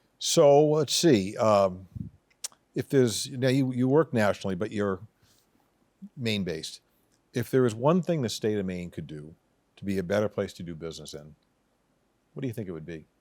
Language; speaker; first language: English; native; English